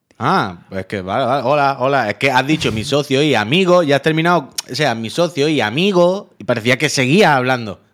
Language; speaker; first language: Spanish; native; Spanish